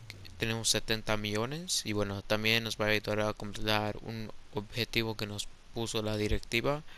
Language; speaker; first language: Spanish; early bilingual, heritage; Spanish